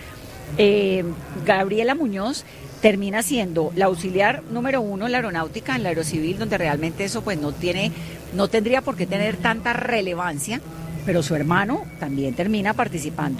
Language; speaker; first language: Spanish; native; Spanish